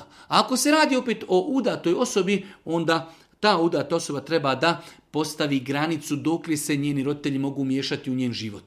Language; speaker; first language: Croatian; native; Croatian